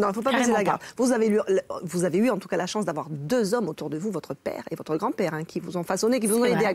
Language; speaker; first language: French; native; French